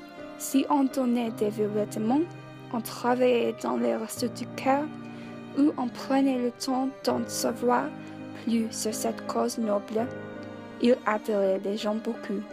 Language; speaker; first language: French; non-native, learner; English